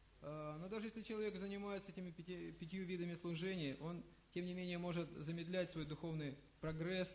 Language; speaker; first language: Russian; native; Russian